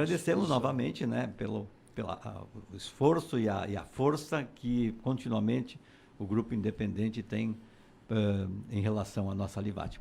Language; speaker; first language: Portuguese; native; Portuguese